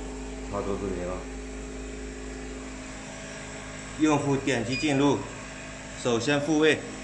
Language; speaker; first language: Chinese; native; Chinese